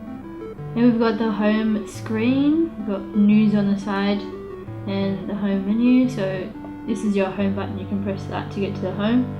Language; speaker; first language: English; native; English